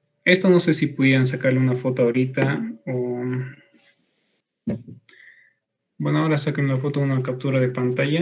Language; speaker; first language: Spanish; native; Spanish